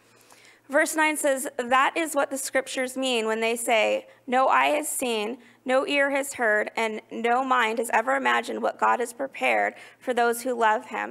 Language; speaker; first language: English; native; English